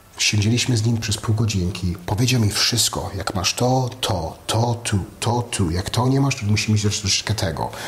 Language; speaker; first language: Polish; early bilingual, heritage; Polish